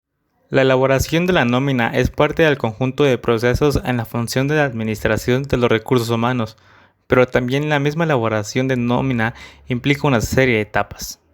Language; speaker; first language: Spanish; native; Spanish